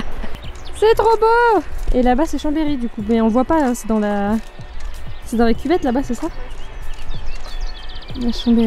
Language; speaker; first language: French; native; French